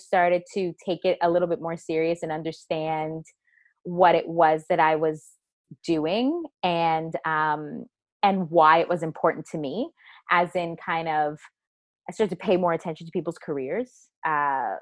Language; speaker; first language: English; native; English